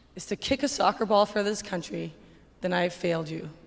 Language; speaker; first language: English; native; English